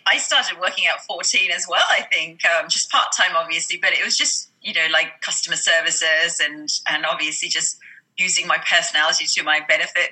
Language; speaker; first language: English; native; English